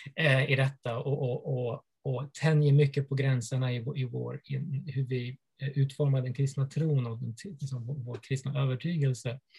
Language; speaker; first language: Swedish; native; Swedish